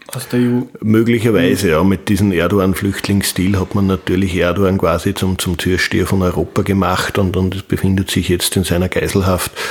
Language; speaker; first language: German; native; German